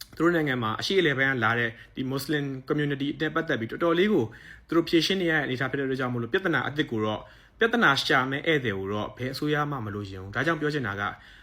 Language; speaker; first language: Burmese; native; Burmese